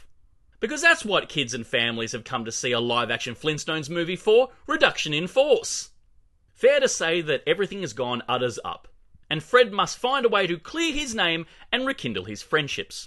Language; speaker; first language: English; native; English